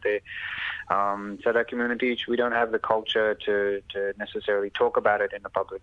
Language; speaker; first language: English; early bilingual, other home language; Punjabi